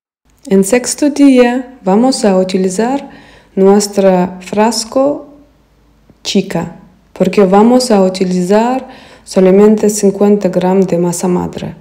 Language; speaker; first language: Spanish; non-native, fluent; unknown